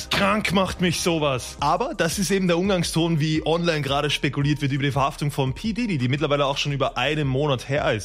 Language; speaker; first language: German; native; German